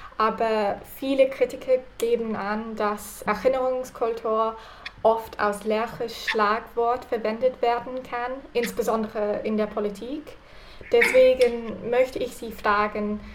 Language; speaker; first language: German; non-native, fluent; English